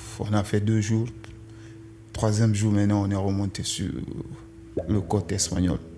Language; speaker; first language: French; non-native, local second language; Susu